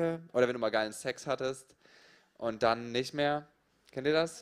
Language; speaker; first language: German; native; German